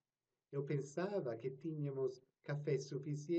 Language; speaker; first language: Portuguese; non-native, fluent; English